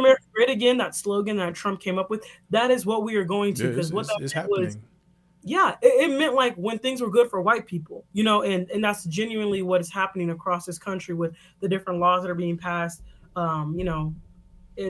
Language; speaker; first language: English; native; English